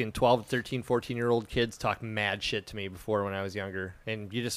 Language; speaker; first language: English; native; English